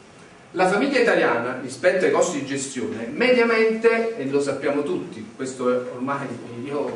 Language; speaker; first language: Italian; native; Italian